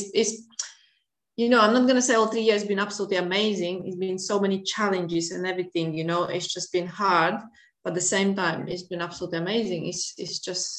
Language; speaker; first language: English; non-native, fluent; Latvian